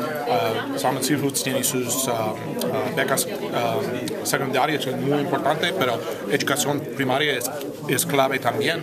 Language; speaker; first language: Spanish; non-native, fluent; English